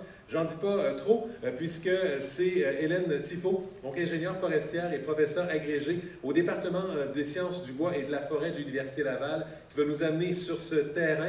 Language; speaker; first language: French; native; French